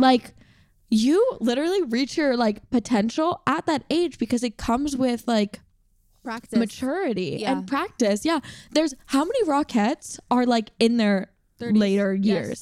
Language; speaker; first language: English; native; English